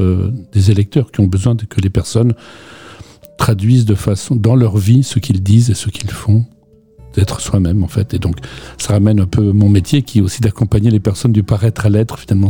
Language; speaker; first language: French; native; French